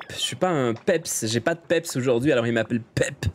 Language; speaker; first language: French; native; French